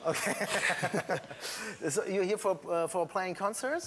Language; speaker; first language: English; non-native, fluent; German